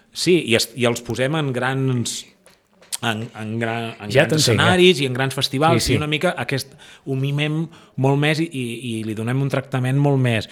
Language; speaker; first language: Catalan; native; Catalan